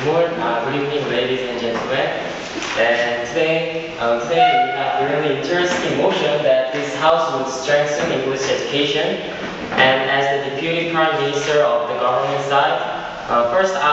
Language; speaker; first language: English; non-native, fluent; Korean